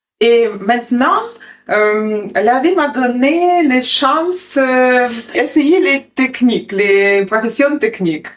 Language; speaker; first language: French; non-native, learner; Ukrainian